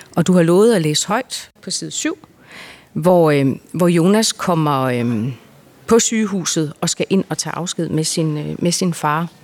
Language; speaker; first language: Danish; native; Danish